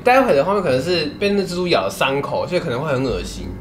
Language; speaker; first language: Chinese; native; Chinese